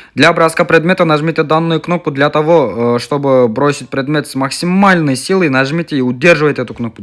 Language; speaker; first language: Russian; non-native, local second language; Kazakh